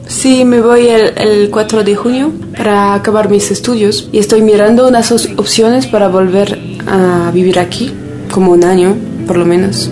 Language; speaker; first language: Spanish; non-native, fluent; French